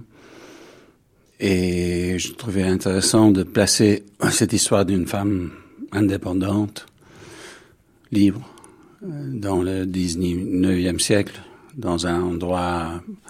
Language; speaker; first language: French; non-native, fluent; English